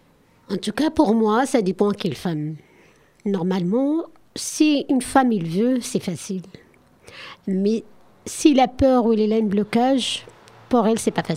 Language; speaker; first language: French; non-native, learner; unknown